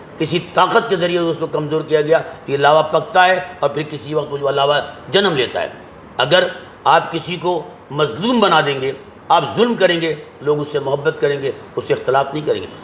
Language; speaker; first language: Urdu; native; Urdu